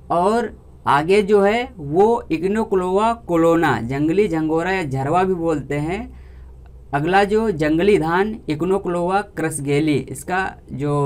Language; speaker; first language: Hindi; native; Hindi